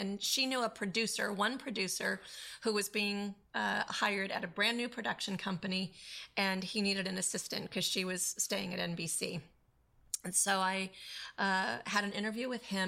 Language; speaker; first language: English; native; English